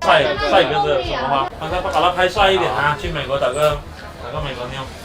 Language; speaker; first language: Chinese; native; Chinese